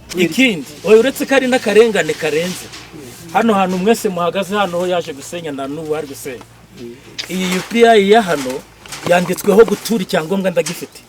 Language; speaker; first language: Kinyarwanda; native; Kinyarwanda